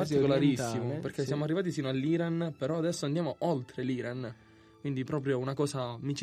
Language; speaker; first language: Italian; native; Italian